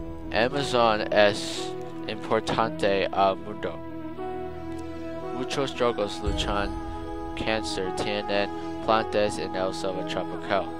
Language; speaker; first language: Spanish; non-native, learner; English